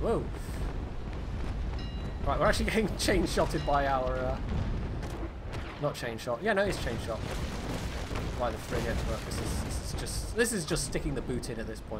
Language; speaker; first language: English; native; English